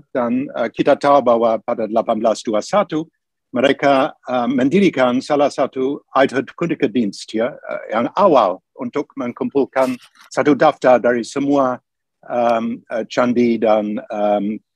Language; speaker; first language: Indonesian; non-native, fluent; English